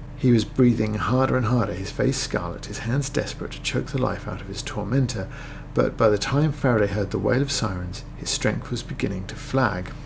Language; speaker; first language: English; native; English